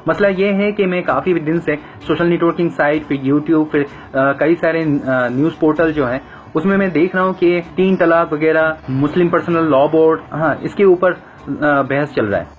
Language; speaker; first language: Hindi; non-native, fluent; Bangla